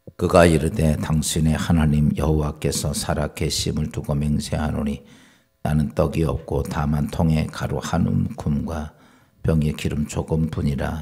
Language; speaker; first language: Korean; native; Korean